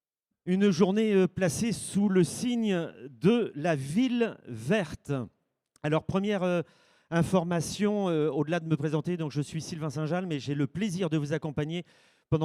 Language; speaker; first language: French; native; French